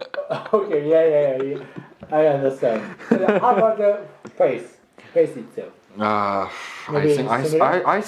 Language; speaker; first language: English; non-native, fluent; Japanese